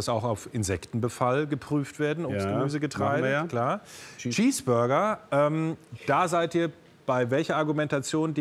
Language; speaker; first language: German; native; German